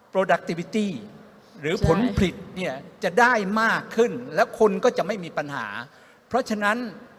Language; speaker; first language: Thai; native; Thai